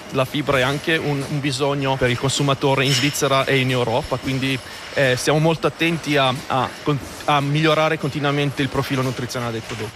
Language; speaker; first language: Italian; native; Italian